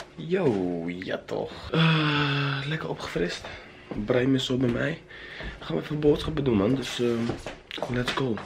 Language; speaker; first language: Dutch; early bilingual, other home language; Arabic